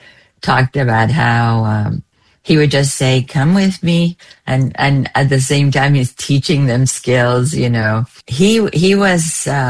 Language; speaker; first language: English; non-native, fluent; Spanish